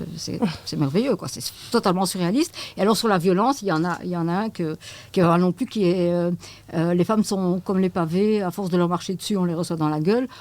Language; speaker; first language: French; native; French